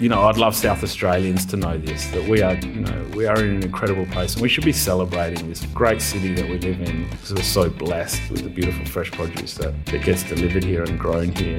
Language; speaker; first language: English; native; English